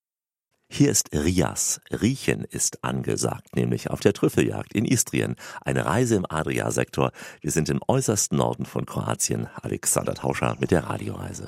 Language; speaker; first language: German; native; German